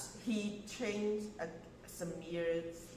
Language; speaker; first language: English; non-native, learner; Chinese